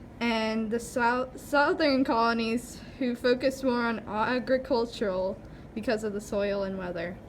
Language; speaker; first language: English; native; English